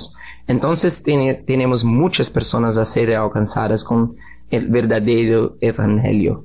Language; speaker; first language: Spanish; non-native, learner; Portuguese